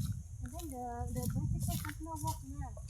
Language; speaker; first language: English; non-native, learner; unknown